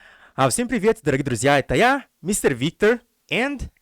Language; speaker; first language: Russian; non-native, learner; Portuguese